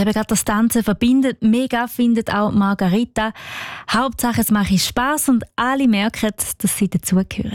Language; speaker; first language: German; native; German